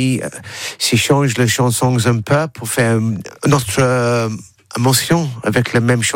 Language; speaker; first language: French; non-native, learner; English